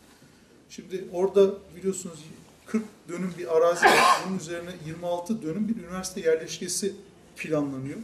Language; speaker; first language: Turkish; native; Turkish